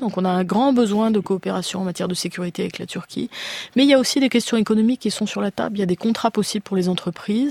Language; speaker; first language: French; native; French